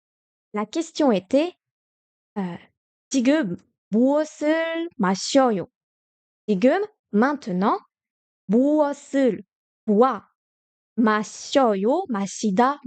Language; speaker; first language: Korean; non-native, fluent; French